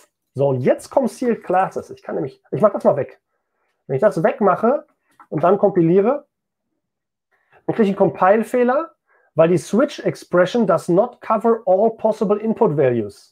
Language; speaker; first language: German; native; German